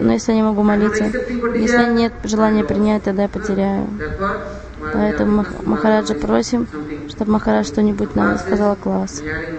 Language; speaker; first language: Russian; non-native, fluent; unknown